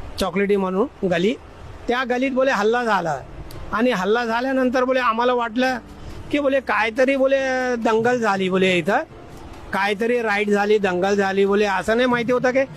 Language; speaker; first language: Marathi; non-native, local second language; Urdu